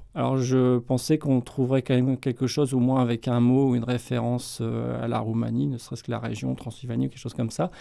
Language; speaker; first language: French; native; French